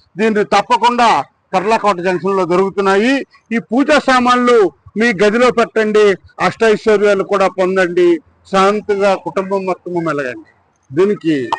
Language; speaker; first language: Telugu; native; Telugu